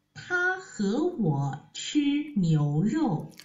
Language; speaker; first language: Chinese; non-native, learner; Vietnamese